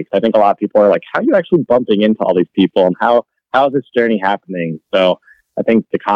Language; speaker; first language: English; native; English